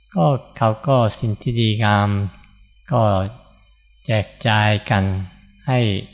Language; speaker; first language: Thai; non-native, fluent; Japanese